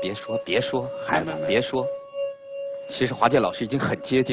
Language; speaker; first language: Chinese; native; Chinese